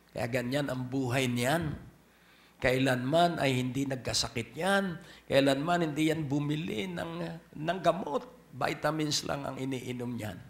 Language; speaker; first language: Filipino; native; Filipino